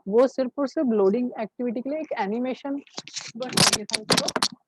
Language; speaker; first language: Hindi; non-native, local second language; Marathi